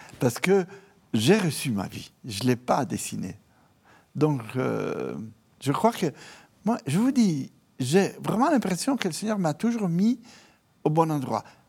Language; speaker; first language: French; non-native, fluent; Italian